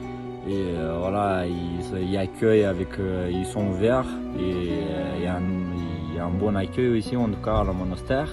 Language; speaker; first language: French; non-native, fluent; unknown